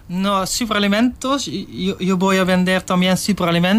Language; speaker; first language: Spanish; non-native, learner; Dutch